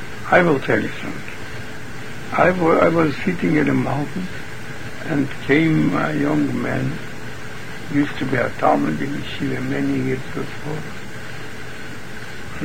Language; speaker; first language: English; non-native, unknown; Yiddish